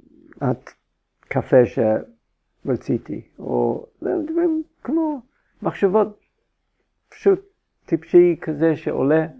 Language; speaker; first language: Hebrew; non-native, fluent; English